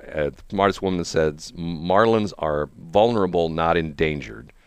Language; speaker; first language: English; early bilingual, other home language; German